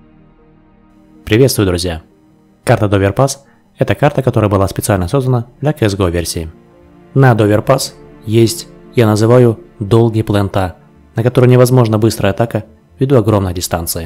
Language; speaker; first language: Russian; native; Russian